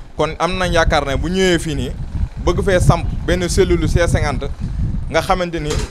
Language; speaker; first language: Wolof; native; Wolof